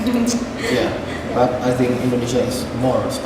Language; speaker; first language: English; non-native, fluent; Indonesian